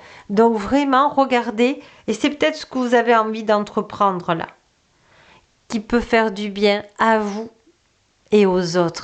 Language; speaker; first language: French; native; French